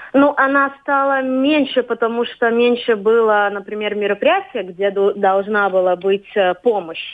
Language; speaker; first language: Russian; non-native, local second language; Latvian